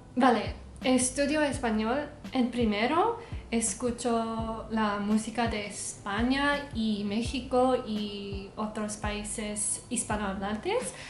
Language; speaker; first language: Spanish; non-native, learner; English